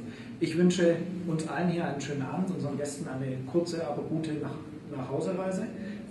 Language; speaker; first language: German; native; German